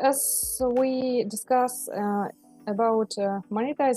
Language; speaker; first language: English; non-native, learner; Russian